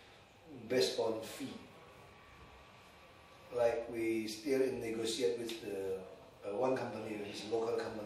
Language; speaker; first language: English; non-native, learner; Indonesian